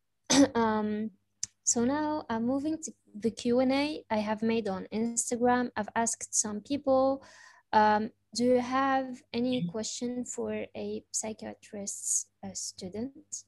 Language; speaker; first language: English; non-native, fluent; Arabic